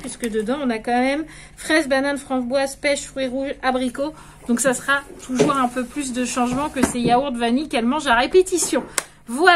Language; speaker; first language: French; native; French